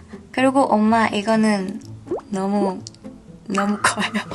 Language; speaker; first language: Korean; non-native, learner; Thai